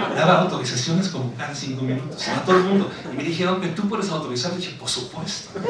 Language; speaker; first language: Spanish; non-native, fluent; German